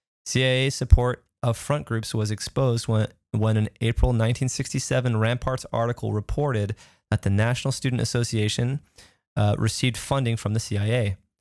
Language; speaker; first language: English; native; English